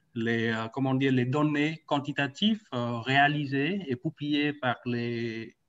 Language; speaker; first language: French; non-native, fluent; Vietnamese